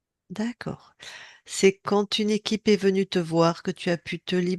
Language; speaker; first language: French; native; French